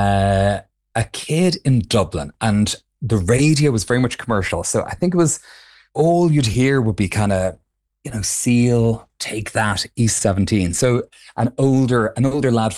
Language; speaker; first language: English; native; English